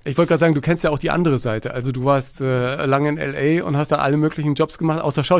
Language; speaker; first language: German; native; German